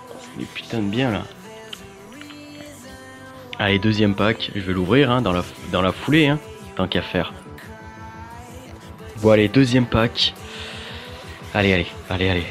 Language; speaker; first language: French; native; French